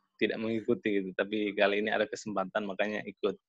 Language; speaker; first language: Indonesian; native; Indonesian